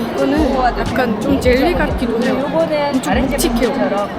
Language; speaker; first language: Korean; non-native, fluent; Estonian